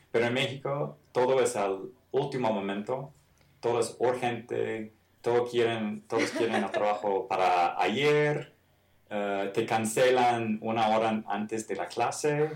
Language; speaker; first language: Spanish; non-native, fluent; English